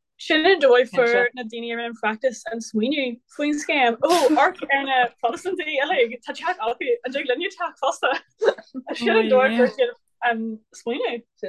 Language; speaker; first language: Irish; non-native, local second language; English